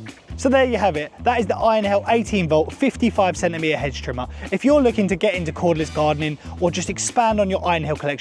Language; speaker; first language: English; native; English